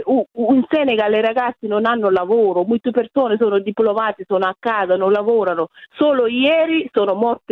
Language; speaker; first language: Italian; non-native, fluent; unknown